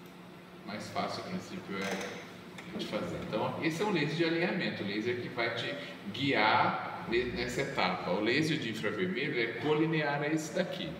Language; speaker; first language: Portuguese; native; Portuguese